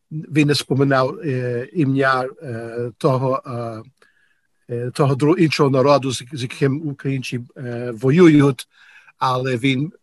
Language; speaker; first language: Ukrainian; early bilingual, heritage; Ukrainian